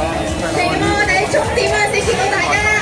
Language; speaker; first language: Cantonese; native; Cantonese